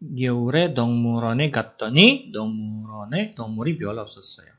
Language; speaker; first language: Korean; non-native, fluent; Indonesian